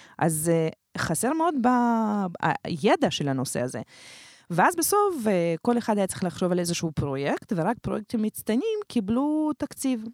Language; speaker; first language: Hebrew; non-native, fluent; Russian